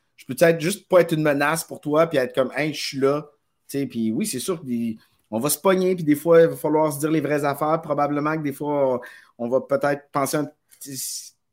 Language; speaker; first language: French; native; French